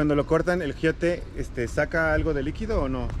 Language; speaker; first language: Spanish; native; Spanish